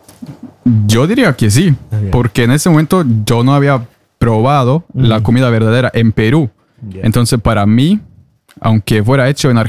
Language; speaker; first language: Spanish; non-native, fluent; Norwegian